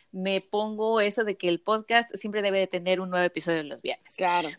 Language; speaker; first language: Spanish; native; Spanish